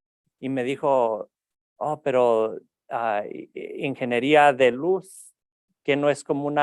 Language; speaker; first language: Spanish; early bilingual, heritage; Spanish